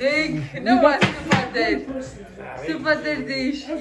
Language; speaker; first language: Portuguese; early bilingual, heritage; Portuguese